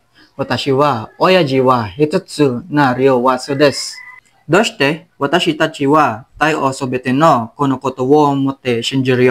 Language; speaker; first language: Japanese; non-native, learner; Filipino